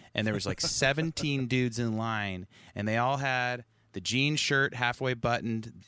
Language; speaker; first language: English; native; English